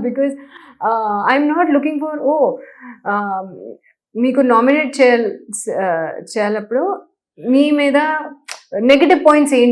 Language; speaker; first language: Telugu; non-native, local second language; Hindi